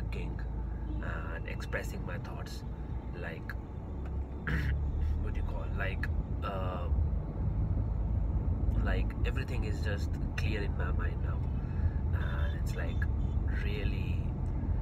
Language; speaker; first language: English; non-native, local second language; Hindi